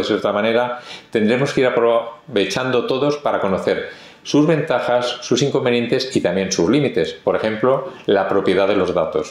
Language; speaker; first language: Spanish; native; Spanish